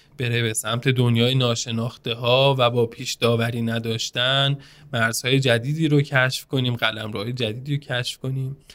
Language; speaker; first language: Persian; native; Persian